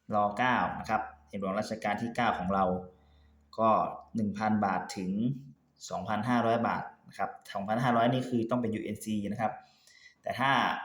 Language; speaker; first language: Thai; native; Thai